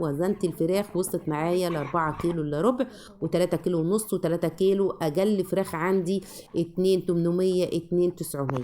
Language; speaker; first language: Arabic; native; Arabic